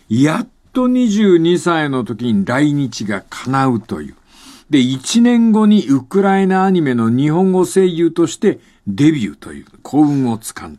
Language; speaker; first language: Japanese; native; Japanese